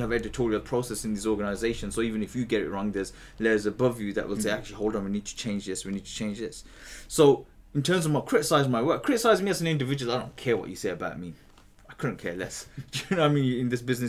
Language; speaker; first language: English; native; English